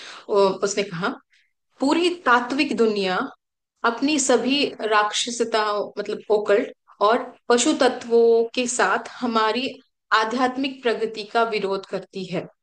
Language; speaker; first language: Hindi; native; Hindi